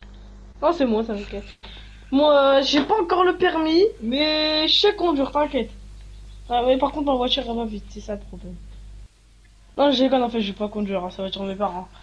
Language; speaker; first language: French; native; French